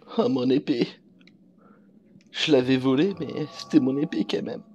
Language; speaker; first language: French; native; French